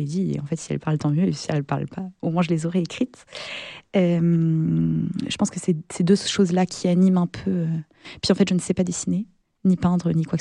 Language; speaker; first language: French; native; French